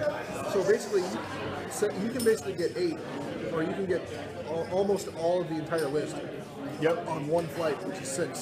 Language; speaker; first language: English; native; English